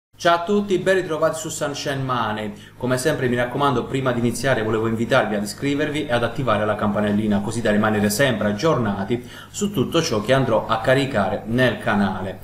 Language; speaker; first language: Italian; native; Italian